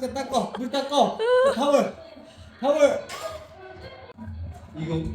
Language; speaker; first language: Korean; native; Korean